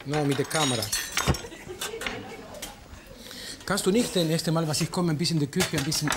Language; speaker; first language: German; non-native, fluent; Spanish